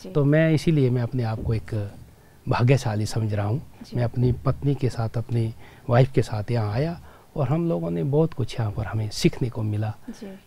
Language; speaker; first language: Hindi; native; Hindi